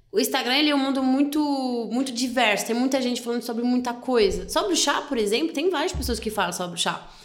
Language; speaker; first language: Portuguese; non-native, fluent; French